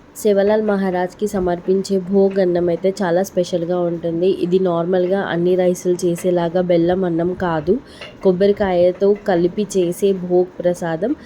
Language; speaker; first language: Telugu; non-native, local second language; Lambadi